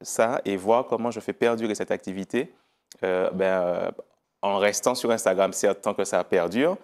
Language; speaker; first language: French; native; French